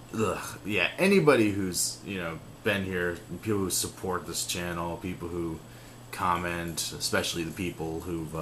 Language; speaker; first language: English; native; English